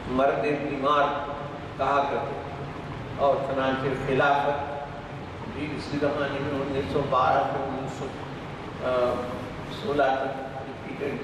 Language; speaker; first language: Urdu; native; Urdu